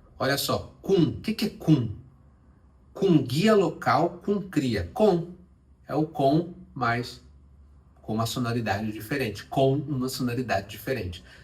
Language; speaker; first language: Portuguese; native; Portuguese